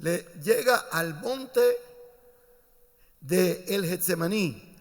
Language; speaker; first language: Spanish; native; Spanish